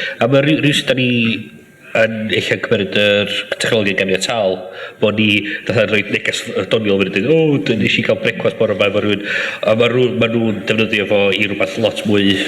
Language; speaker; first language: Welsh; native; Welsh